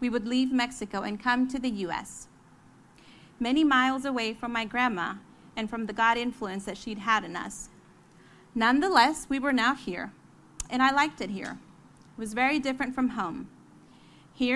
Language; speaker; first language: English; early bilingual, other home language; Spanish